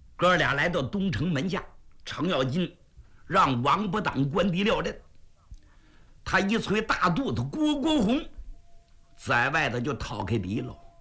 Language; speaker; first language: Chinese; native; Chinese